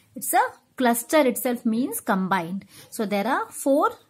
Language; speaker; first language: English; non-native, local second language; Tamil